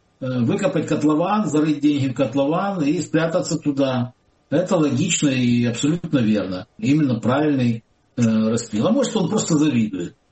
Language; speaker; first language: Russian; non-native, local second language; Ukrainian